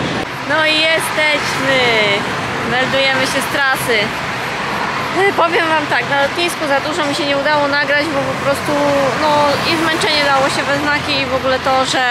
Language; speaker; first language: Polish; native; Polish